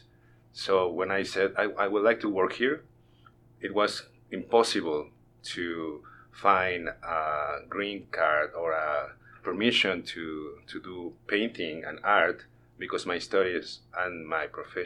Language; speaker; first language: English; non-native, fluent; Spanish